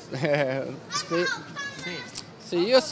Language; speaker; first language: Italian; non-native, learner; Chinese